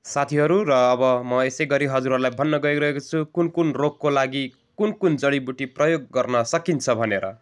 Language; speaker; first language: Nepali; native; Nepali